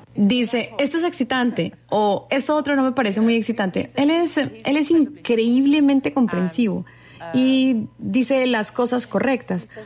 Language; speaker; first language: Spanish; non-native, fluent; English